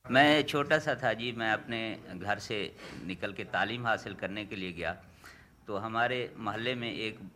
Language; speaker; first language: Urdu; non-native, local second language; Saraiki